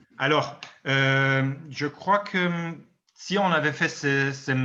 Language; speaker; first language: French; non-native, fluent; German